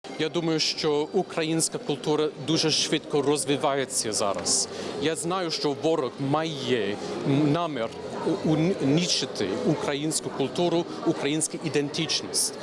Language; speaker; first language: Ukrainian; non-native, fluent; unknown